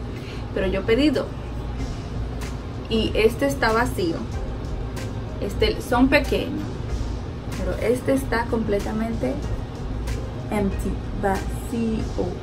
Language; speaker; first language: Spanish; early bilingual, heritage; Spanish